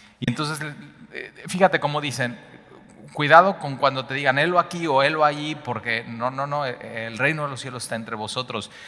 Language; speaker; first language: Spanish; native; Spanish